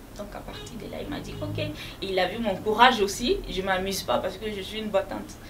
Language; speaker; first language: French; non-native, local second language; Fula